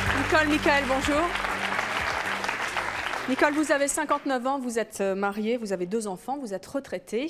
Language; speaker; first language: French; native; French